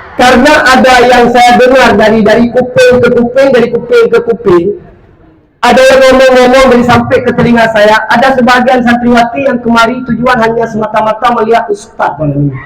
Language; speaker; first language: Malay; non-native, local second language; Achinese